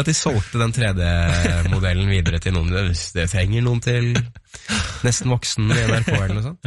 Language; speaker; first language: Norwegian; native; Norwegian